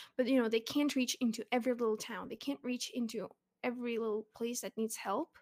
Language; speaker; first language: English; early bilingual, other home language; Russian